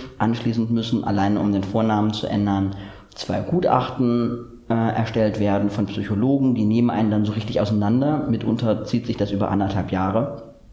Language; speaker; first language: German; native; German